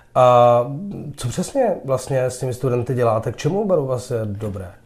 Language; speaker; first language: Czech; native; Czech